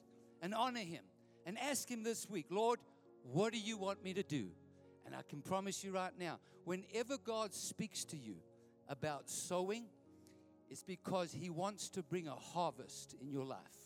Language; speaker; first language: English; native; English